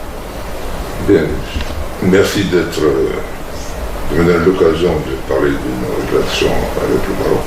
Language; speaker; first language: French; non-native, local second language; Bambara